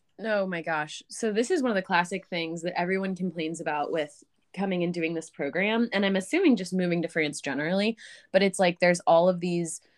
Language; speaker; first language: English; native; English